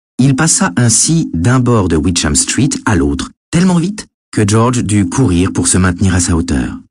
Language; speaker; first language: French; native; French